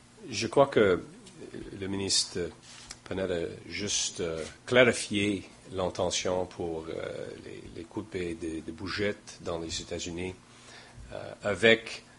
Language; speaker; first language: French; non-native, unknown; English